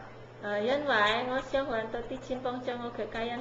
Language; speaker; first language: Cantonese; non-native, learner; Indonesian